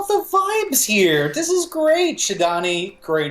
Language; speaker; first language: English; native; English